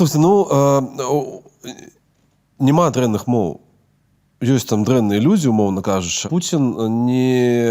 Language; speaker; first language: Belarusian; non-native, local second language; Russian